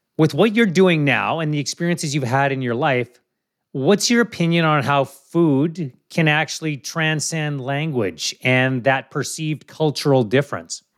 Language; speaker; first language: English; native; English